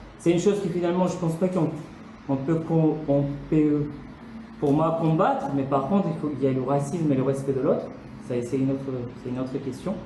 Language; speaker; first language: French; non-native, fluent; Turkish